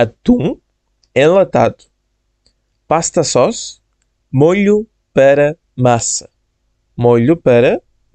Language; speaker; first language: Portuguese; non-native, fluent; Bangla